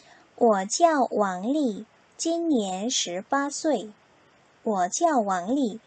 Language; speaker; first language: Chinese; non-native, fluent; Korean